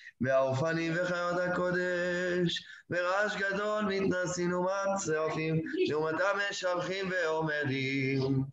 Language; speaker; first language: Hebrew; non-native, fluent; Spanish